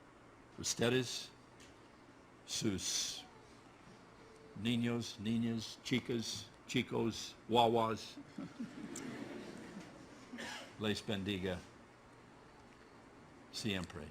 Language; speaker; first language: Spanish; non-native, learner; English